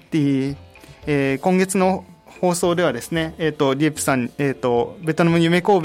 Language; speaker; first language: Vietnamese; non-native, learner; Japanese